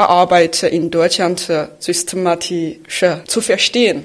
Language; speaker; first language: German; non-native, fluent; Chinese